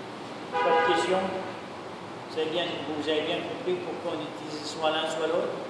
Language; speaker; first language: French; native; French